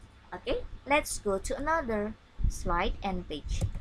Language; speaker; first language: English; non-native, fluent; Indonesian